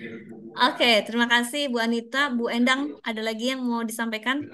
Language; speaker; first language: Indonesian; native; Indonesian